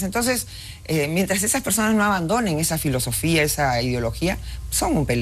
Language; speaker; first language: Spanish; native; Spanish